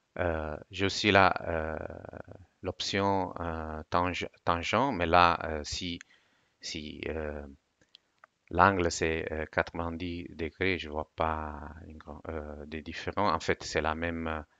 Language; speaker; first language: French; non-native, fluent; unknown